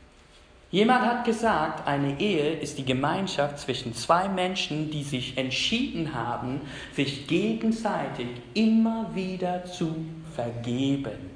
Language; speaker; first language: German; non-native, fluent; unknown